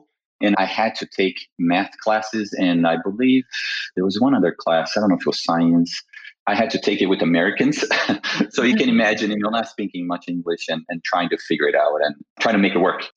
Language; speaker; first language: English; non-native, fluent; Portuguese